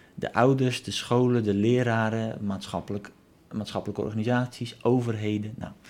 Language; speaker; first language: Dutch; native; Dutch